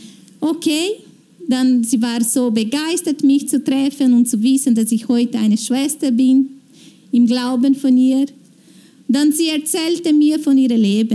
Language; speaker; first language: German; non-native, fluent; Portuguese